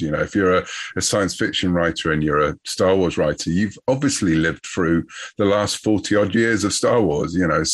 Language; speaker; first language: English; native; English